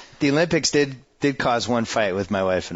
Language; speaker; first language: English; native; English